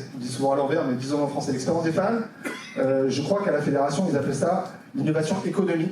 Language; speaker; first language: French; native; French